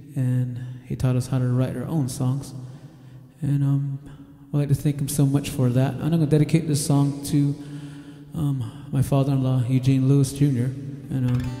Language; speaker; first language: English; native; English